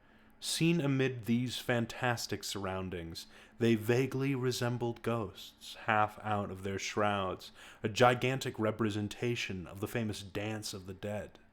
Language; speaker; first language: English; native; English